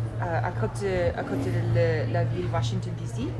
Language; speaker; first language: French; non-native, learner; English